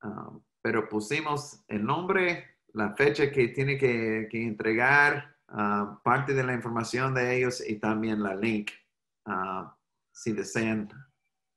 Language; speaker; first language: Spanish; non-native, fluent; English